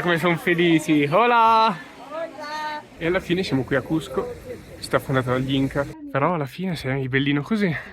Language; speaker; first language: Italian; native; Italian